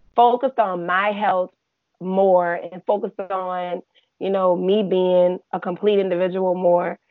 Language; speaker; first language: English; native; English